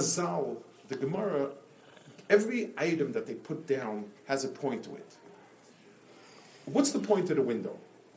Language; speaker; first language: English; native; English